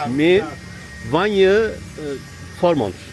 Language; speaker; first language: English; non-native, learner; Turkish